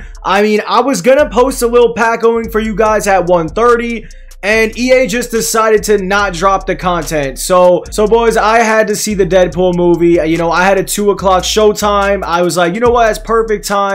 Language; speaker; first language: English; native; English